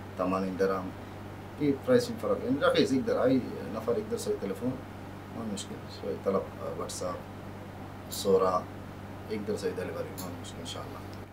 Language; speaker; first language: Arabic; non-native, learner; Bangla